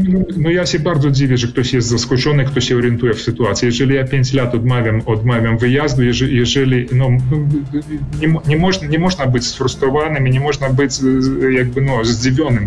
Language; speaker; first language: Polish; early bilingual, heritage; Polish